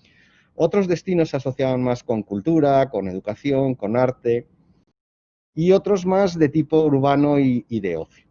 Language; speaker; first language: Spanish; native; Spanish